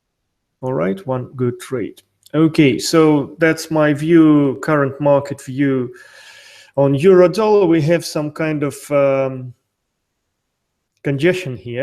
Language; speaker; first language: English; non-native, fluent; Russian